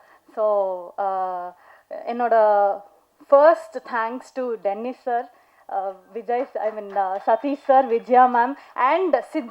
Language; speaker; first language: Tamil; non-native, learner; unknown